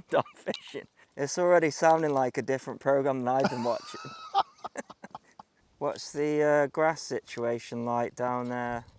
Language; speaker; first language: English; native; English